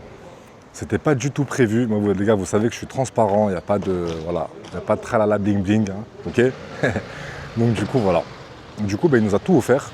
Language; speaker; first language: French; native; French